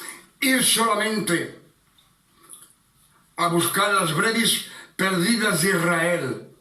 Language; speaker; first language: Spanish; non-native, fluent; French